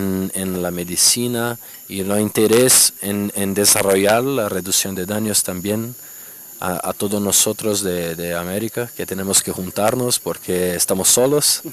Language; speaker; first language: Spanish; non-native, fluent; Portuguese